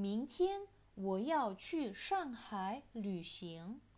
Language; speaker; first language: Chinese; non-native, fluent; Indonesian